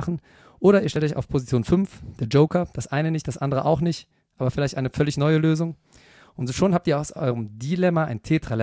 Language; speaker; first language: German; native; German